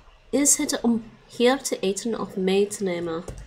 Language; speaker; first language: Dutch; non-native, learner; English